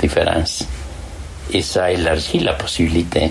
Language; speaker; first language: French; non-native, fluent; Spanish